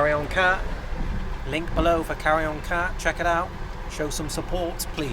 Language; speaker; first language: English; native; English